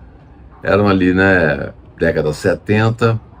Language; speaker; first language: Portuguese; native; Portuguese